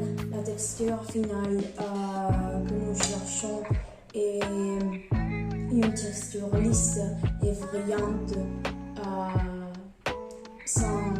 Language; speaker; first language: French; non-native, learner; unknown